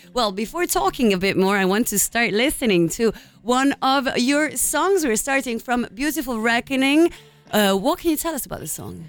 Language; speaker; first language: English; non-native, fluent; Italian